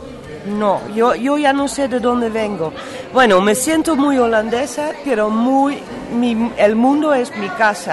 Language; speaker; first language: Spanish; non-native, fluent; Dutch